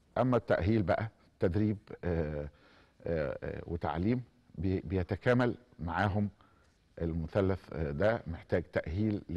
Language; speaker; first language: Arabic; native; Arabic